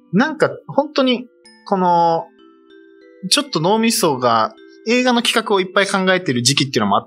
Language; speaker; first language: Japanese; native; Japanese